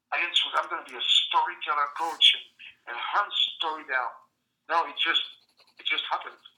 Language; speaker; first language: English; non-native, fluent; French